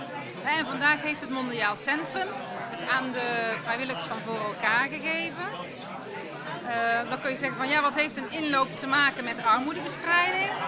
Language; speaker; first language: Dutch; native; Dutch